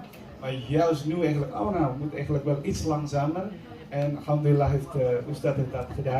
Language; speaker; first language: Dutch; non-native, fluent; Indonesian